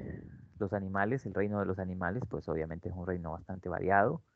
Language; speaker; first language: Spanish; native; Spanish